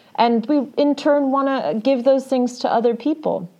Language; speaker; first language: English; native; English